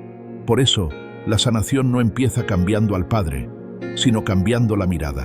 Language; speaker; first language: Spanish; native; Spanish